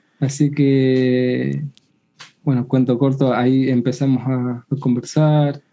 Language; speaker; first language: Spanish; native; Spanish